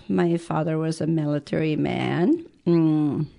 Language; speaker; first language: English; early bilingual, other home language; Persian